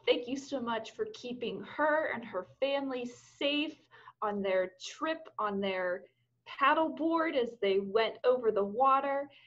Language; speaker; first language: English; native; English